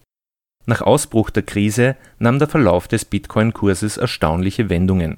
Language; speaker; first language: German; native; German